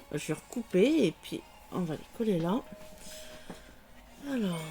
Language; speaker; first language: French; native; French